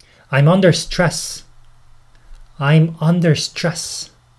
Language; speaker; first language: English; non-native, fluent; Korean